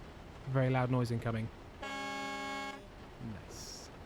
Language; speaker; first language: English; native; English